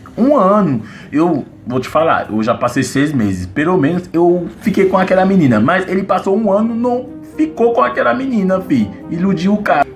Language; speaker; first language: Portuguese; non-native, fluent; Haitian Creole